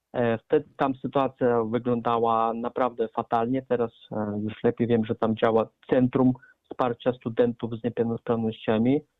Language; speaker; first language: Polish; non-native, fluent; Russian